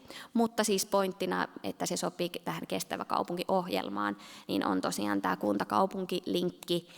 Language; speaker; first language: Finnish; native; Finnish